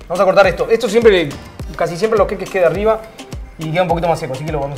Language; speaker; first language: Spanish; native; Spanish